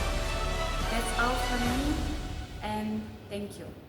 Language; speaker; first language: English; non-native, learner; Indonesian